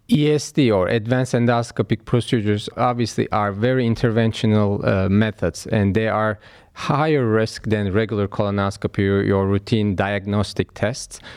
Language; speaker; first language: English; non-native, fluent; Turkish